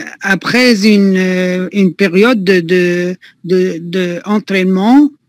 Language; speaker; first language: French; non-native, learner; Arabic